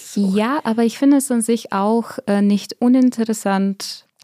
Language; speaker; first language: German; non-native, fluent; Bulgarian